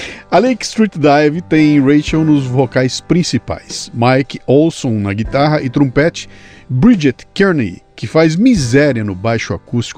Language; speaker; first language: Portuguese; native; Portuguese